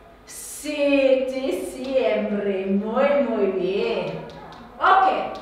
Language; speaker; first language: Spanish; non-native, learner; English